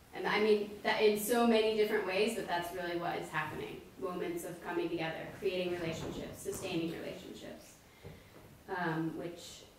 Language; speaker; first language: English; native; English